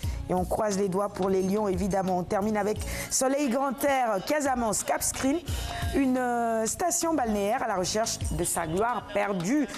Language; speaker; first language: French; non-native, local second language; Wolof